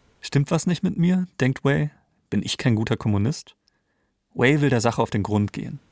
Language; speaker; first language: German; native; German